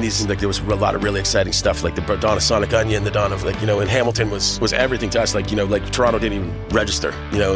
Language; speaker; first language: English; native; English